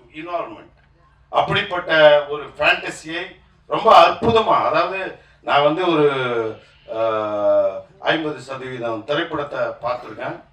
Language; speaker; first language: Tamil; native; Tamil